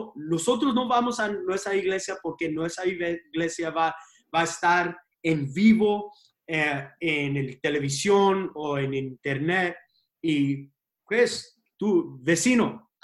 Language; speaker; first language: Spanish; early bilingual, heritage; Spanish